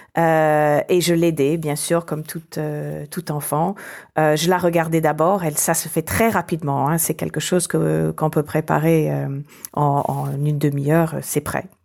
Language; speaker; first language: French; non-native, fluent; English